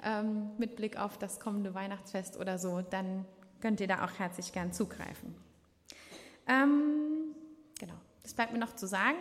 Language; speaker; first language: German; native; German